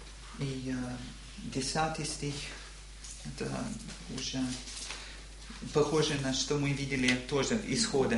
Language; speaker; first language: Russian; non-native, learner; English